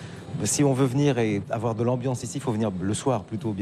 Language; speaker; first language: French; native; French